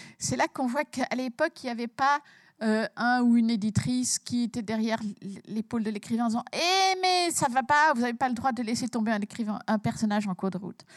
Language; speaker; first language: French; early bilingual, heritage; French